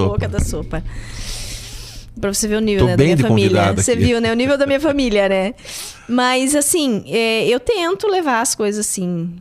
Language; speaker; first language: Portuguese; native; Portuguese